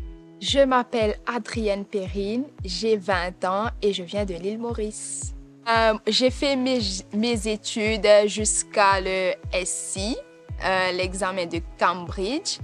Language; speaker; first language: French; non-native, local second language; Morisyen